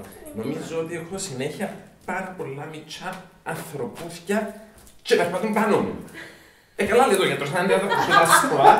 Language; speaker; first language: Greek; native; Greek